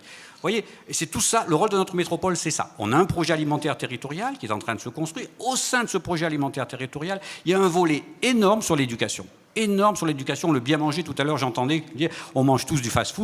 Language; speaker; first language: French; native; French